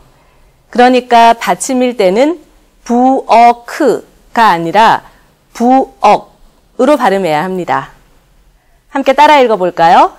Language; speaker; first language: Korean; native; Korean